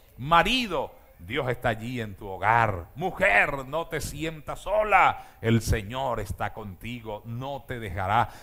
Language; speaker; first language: Spanish; native; Spanish